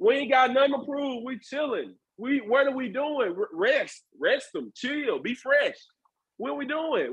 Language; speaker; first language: English; native; English